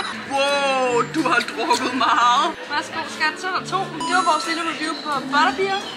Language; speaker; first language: Danish; native; Danish